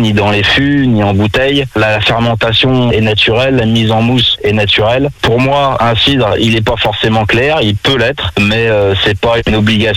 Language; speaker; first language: French; native; French